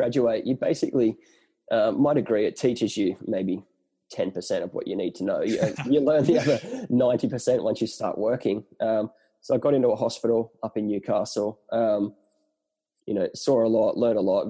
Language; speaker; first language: English; native; English